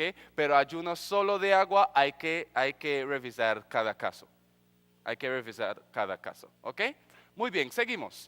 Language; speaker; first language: Spanish; non-native, fluent; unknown